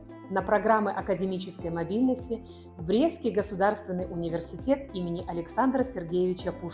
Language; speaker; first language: Russian; native; Russian